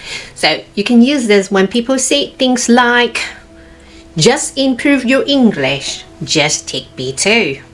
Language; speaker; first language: English; non-native, fluent; Cantonese